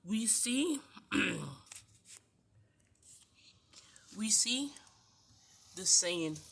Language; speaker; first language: English; native; English